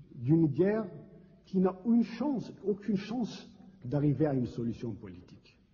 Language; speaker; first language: French; non-native, local second language; Kabyle